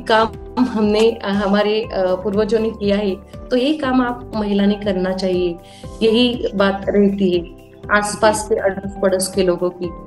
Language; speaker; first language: Hindi; native; Hindi